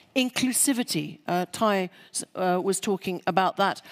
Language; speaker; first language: English; early bilingual, other home language; French